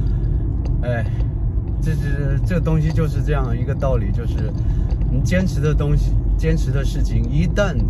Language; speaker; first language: Chinese; native; Chinese